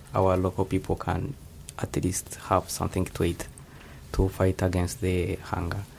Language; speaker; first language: English; non-native, local second language; Kinyarwanda